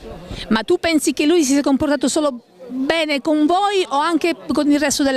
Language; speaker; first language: Italian; native; Italian